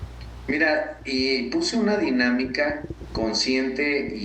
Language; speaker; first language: Spanish; native; Spanish